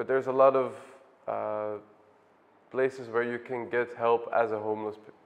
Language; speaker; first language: English; non-native, fluent; Dutch